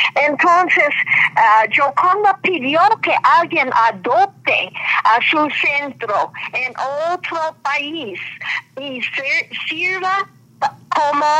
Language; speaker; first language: Spanish; non-native, fluent; English